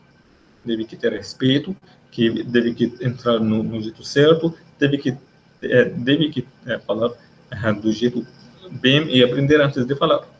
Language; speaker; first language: Portuguese; non-native, fluent; Arabic